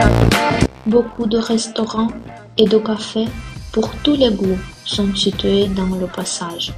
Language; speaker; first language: French; non-native, fluent; Russian